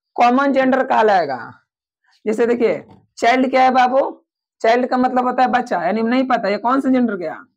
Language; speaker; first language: Hindi; native; Hindi